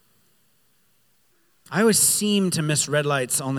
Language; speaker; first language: English; native; English